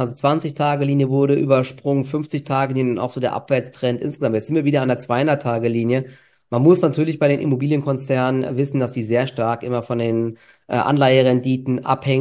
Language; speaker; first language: German; native; German